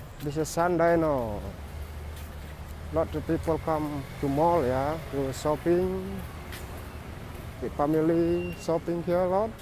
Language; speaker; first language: English; non-native, learner; Indonesian